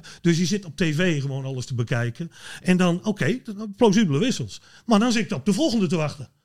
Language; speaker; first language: Dutch; native; Dutch